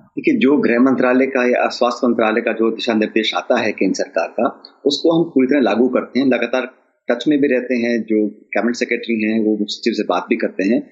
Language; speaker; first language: Hindi; native; Hindi